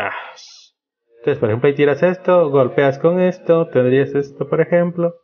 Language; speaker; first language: Spanish; native; Spanish